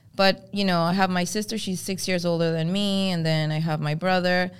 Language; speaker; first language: English; early bilingual, other home language; Spanish